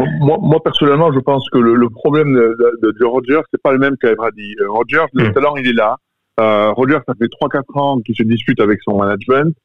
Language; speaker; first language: French; native; French